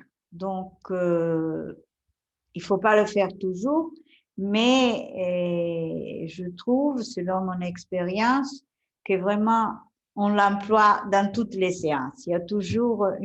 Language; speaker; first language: French; non-native, fluent; Italian